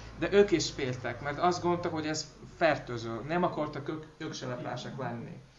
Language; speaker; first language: Hungarian; non-native, learner; Russian